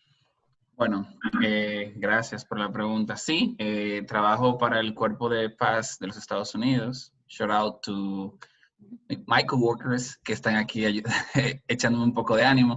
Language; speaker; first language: Spanish; native; Spanish